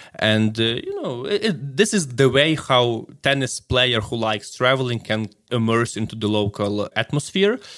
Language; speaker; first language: English; non-native, fluent; Ukrainian